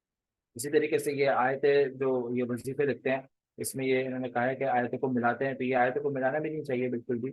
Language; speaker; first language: Urdu; native; Urdu